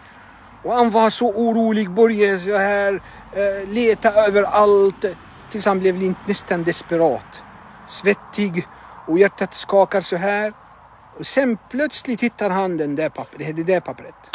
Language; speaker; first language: Swedish; non-native, fluent; Arabic